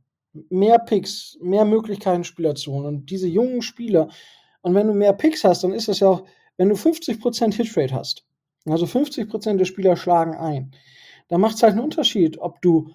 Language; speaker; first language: German; native; German